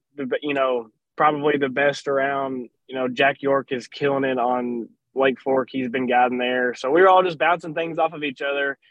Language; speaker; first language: English; native; English